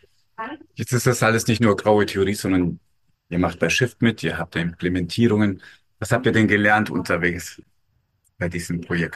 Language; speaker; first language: German; native; German